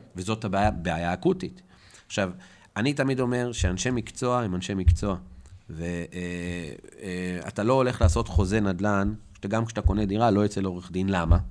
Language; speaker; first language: Hebrew; native; Hebrew